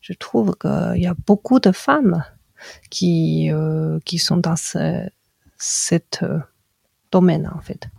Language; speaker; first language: French; non-native, fluent; Chinese